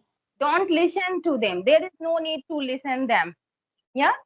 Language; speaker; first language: English; non-native, fluent; Hindi